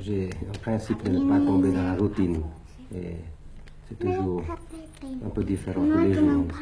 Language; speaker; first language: French; early bilingual, other home language; Thai